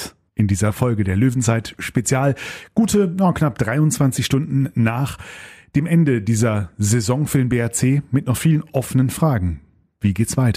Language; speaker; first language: German; native; German